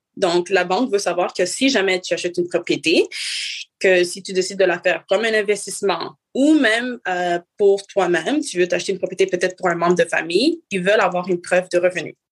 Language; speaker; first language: French; native; French